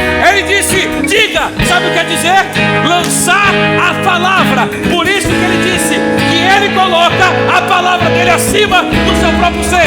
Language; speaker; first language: Portuguese; native; Portuguese